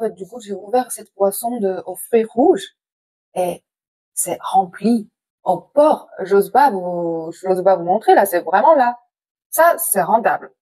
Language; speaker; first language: French; non-native, fluent; Chinese